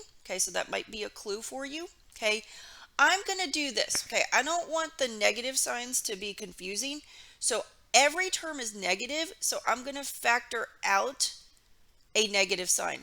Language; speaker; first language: English; native; English